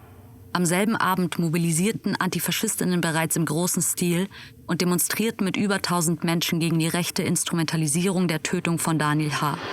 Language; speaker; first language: German; native; German